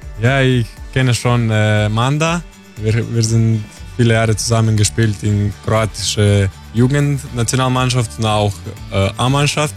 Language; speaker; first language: German; non-native, learner; Croatian